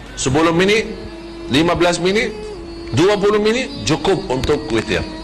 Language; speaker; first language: Malay; non-native, fluent; Arabic